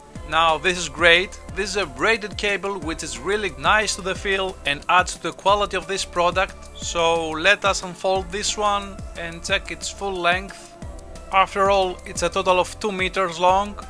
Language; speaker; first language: English; non-native, fluent; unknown